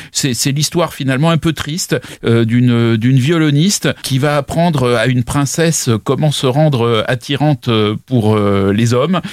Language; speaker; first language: French; native; French